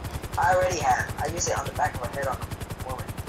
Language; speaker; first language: English; native; English